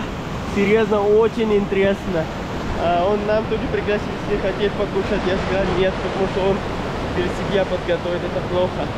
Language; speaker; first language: Russian; non-native, learner; Pashto